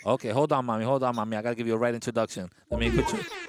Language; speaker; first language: English; early bilingual, other home language; Spanish